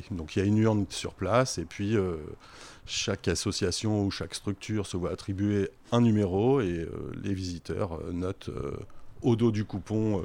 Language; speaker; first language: French; native; French